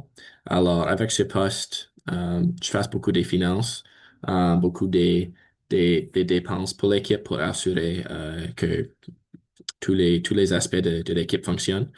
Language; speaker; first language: French; non-native, learner; English